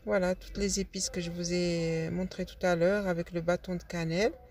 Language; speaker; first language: French; non-native, local second language; Arabic